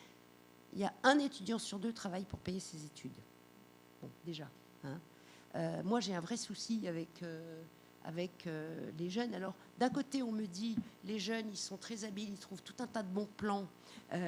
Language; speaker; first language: French; native; French